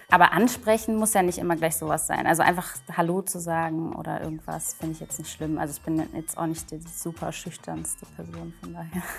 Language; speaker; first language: German; early bilingual, other home language; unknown